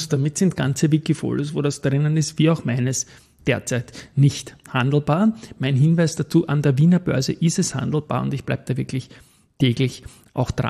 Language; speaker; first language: German; native; German